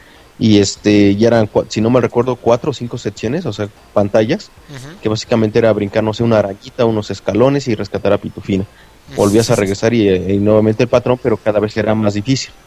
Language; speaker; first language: Spanish; native; Spanish